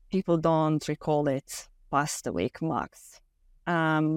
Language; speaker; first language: English; non-native, fluent; Romanian